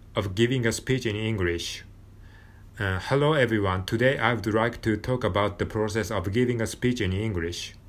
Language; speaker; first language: English; non-native, learner; Japanese